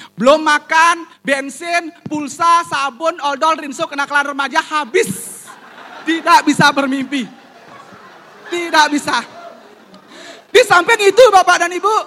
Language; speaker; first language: Indonesian; native; Indonesian